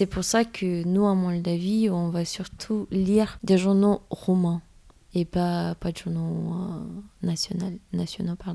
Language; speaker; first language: French; non-native, fluent; Romanian